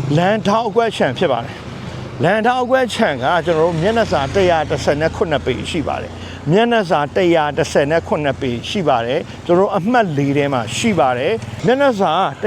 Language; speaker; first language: Burmese; native; Burmese